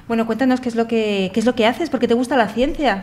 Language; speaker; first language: Spanish; native; Spanish